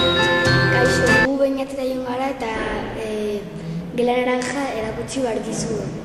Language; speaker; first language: Basque; non-native, local second language; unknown